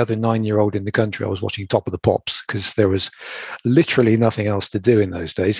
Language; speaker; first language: English; native; English